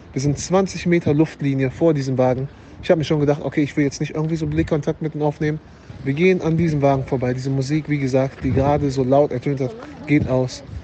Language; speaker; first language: German; native; German